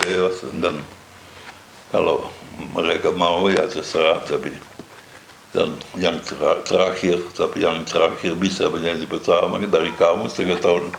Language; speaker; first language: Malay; non-native, fluent; Dutch